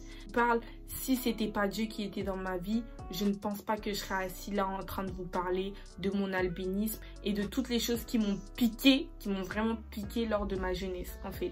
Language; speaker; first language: French; native; French